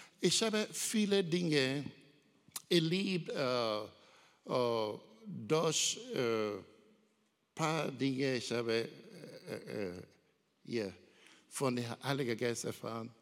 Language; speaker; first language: German; non-native, learner; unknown